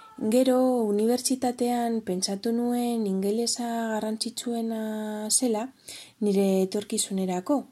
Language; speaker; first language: Basque; non-native, local second language; Spanish